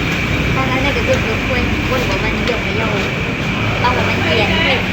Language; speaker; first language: Chinese; non-native, learner; Vietnamese